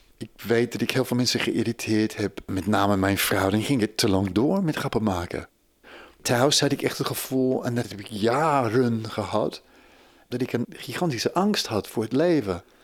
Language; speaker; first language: Dutch; non-native, fluent; English